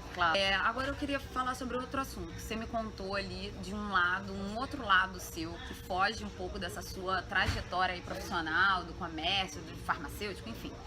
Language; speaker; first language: Portuguese; native; Portuguese